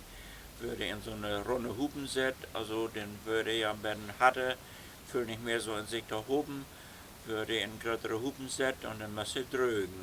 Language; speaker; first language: German; non-native, local second language; Low German